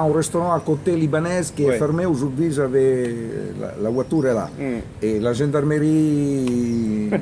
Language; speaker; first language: French; non-native, learner; Italian